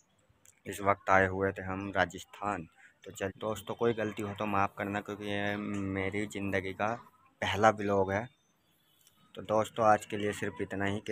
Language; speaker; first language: Hindi; native; Hindi